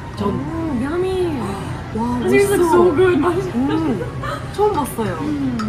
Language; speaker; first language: Korean; non-native, fluent; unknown